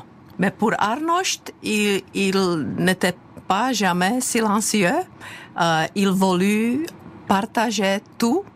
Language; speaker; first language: French; non-native, fluent; Czech